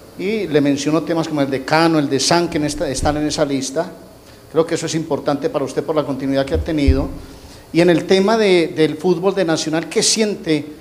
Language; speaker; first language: Spanish; native; Spanish